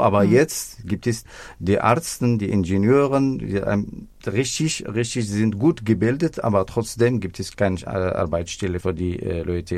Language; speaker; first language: German; non-native, fluent; Arabic